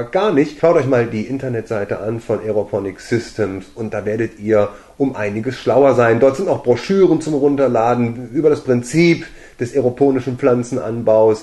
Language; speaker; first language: German; native; German